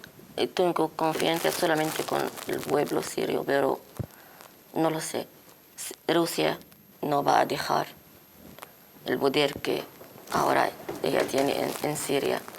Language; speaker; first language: Spanish; non-native, learner; Arabic